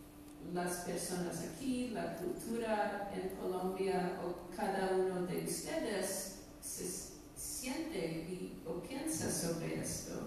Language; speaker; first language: Spanish; non-native, fluent; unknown